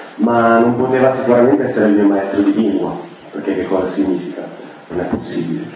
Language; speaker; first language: Italian; native; Italian